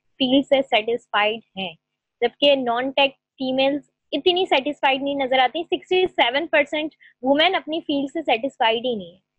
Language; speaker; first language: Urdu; native; Urdu